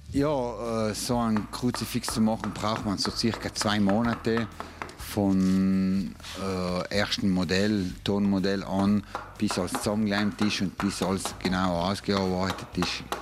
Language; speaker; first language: German; non-native, local second language; Ladin